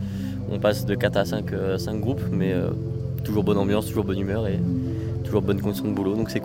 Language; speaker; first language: French; native; French